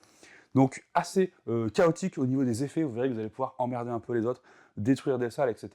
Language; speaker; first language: French; native; French